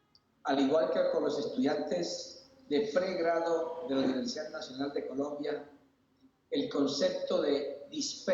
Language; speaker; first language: Spanish; native; Spanish